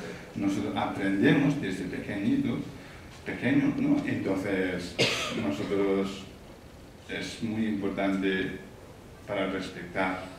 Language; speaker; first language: Spanish; non-native, learner; Tibetan